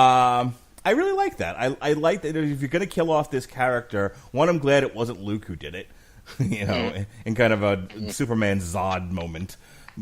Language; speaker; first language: English; native; English